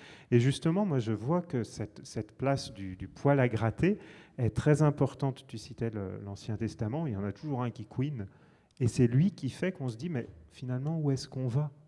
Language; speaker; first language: French; native; French